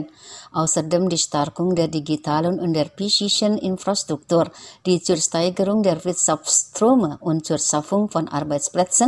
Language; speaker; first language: German; non-native, fluent; Indonesian